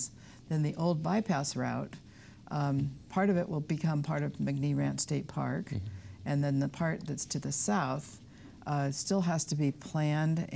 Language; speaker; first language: English; native; English